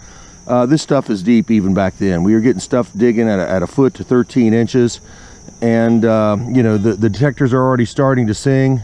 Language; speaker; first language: English; native; English